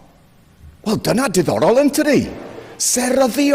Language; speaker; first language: Welsh; non-native, fluent; English